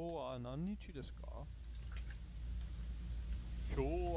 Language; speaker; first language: Japanese; non-native, learner; English